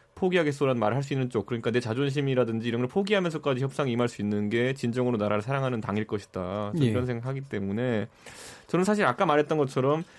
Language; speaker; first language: Korean; native; Korean